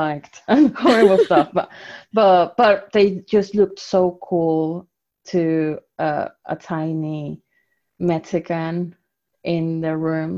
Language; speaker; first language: English; non-native, fluent; Spanish